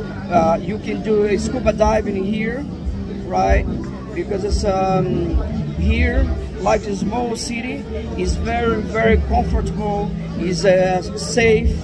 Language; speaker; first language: English; non-native, learner; Portuguese